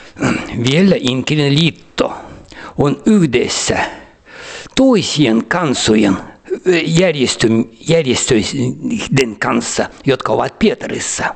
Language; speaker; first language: Finnish; early bilingual, heritage; Finnish